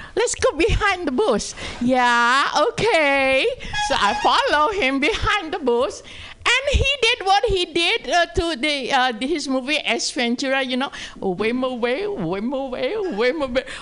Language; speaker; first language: English; non-native, fluent; Indonesian